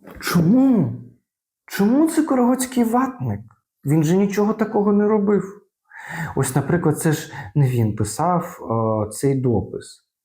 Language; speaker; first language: Ukrainian; native; Ukrainian